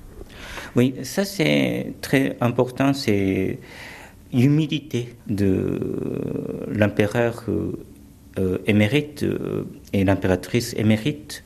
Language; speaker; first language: French; early bilingual, other home language; Japanese